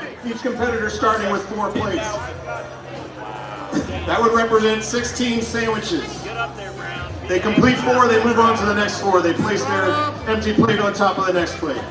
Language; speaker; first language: English; native; English